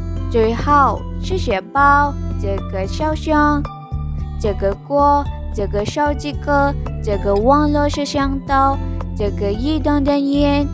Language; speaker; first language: Chinese; non-native, learner; Malay